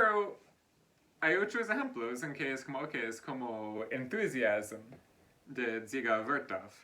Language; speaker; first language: Spanish; non-native, fluent; English